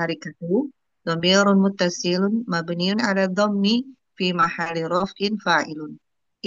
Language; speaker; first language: Arabic; non-native, learner; Indonesian